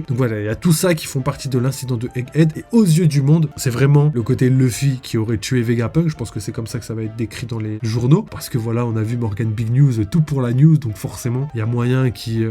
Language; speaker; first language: French; native; French